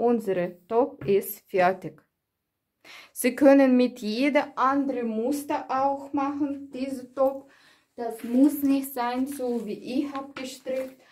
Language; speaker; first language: German; non-native, learner; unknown